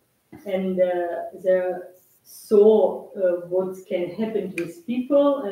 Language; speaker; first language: English; non-native, learner; Russian